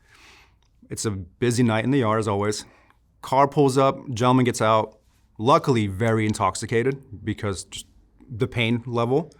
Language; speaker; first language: English; native; English